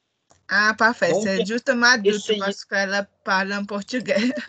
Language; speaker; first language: French; non-native, learner; Portuguese